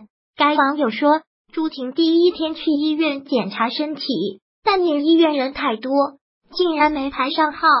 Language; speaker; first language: Chinese; native; Chinese